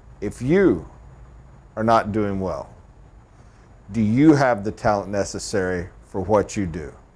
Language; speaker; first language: English; native; English